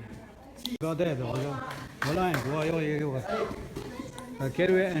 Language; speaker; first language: French; non-native, learner; Chechen